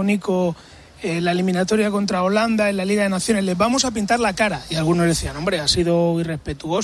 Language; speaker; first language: Spanish; native; Spanish